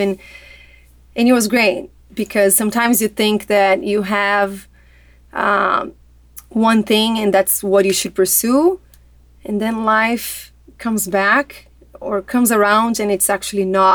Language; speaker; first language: English; non-native, fluent; Portuguese